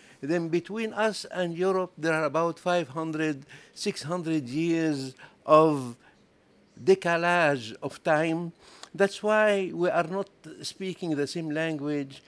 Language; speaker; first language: English; non-native, fluent; Arabic